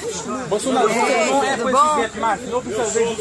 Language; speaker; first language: Portuguese; non-native, learner; Haitian Creole